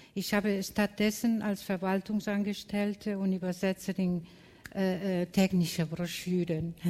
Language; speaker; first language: German; non-native, fluent; Spanish